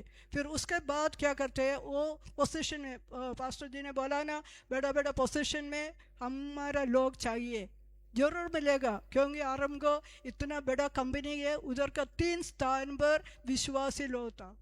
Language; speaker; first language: Hindi; non-native, local second language; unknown